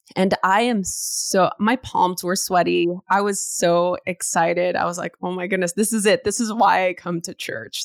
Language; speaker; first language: English; native; English